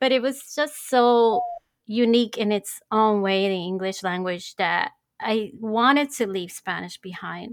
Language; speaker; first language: English; early bilingual, other home language; Spanish